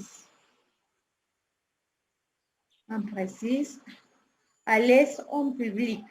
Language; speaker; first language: French; non-native, fluent; Spanish